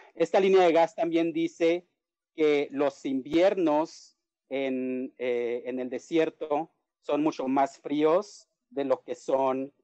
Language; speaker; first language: Spanish; native; Spanish